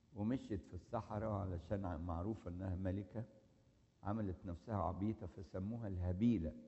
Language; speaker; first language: Arabic; native; Arabic